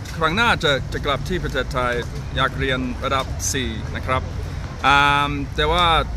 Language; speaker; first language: Thai; non-native, learner; English